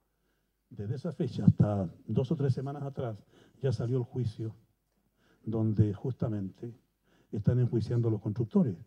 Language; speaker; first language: Spanish; native; Spanish